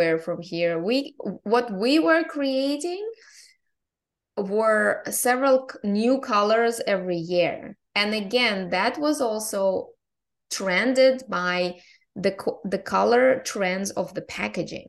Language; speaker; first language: English; non-native, fluent; Russian